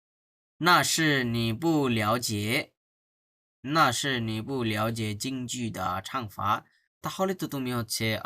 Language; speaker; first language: Chinese; non-native, fluent; Bangla